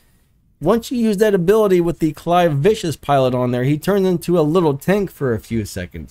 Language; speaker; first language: English; native; English